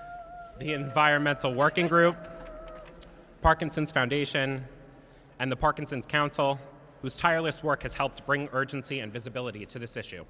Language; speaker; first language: English; native; English